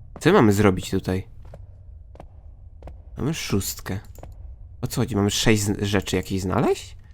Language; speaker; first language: Polish; native; Polish